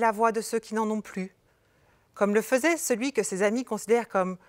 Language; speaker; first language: French; native; French